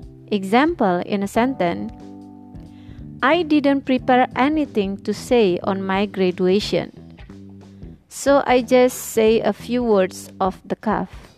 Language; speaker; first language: English; non-native, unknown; Indonesian